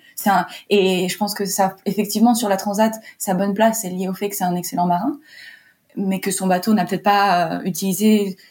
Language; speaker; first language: French; early bilingual, heritage; French